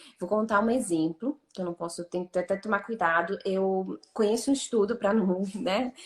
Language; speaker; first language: Portuguese; native; Portuguese